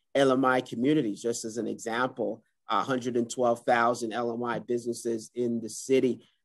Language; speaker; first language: English; native; English